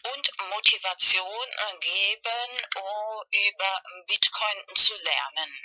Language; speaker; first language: German; non-native, learner; Spanish